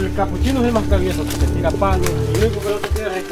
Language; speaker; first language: Spanish; native; Spanish